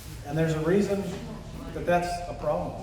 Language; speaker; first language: English; native; English